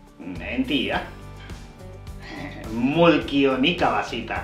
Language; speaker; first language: Finnish; non-native, fluent; Spanish